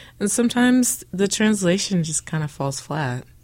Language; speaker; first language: English; early bilingual, other home language; Spanish